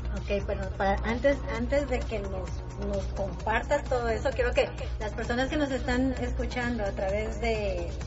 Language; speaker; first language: Spanish; native; Spanish